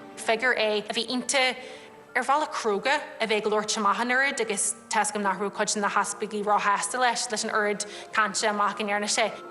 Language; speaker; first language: Irish; non-native, local second language; English